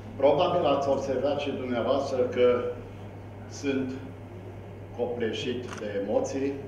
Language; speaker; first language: Romanian; non-native, local second language; Hungarian